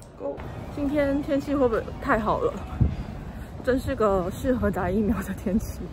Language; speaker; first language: Chinese; native; Chinese